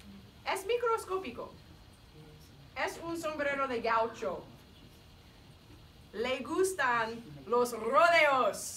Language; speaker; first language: Spanish; non-native, fluent; English